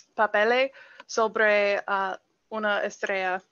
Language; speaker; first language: Spanish; non-native, learner; English